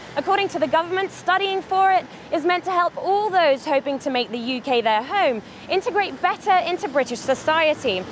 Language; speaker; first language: English; native; English